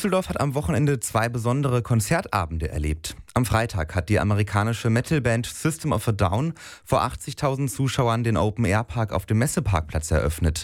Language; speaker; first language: German; native; German